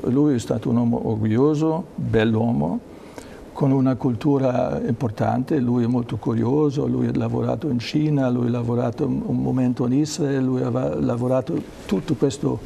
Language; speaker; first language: Italian; non-native, learner; German